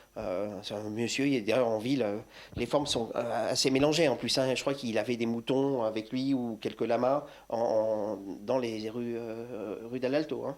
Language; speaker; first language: French; native; French